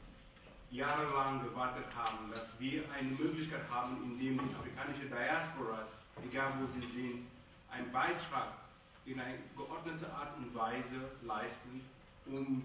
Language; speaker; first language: German; non-native, fluent; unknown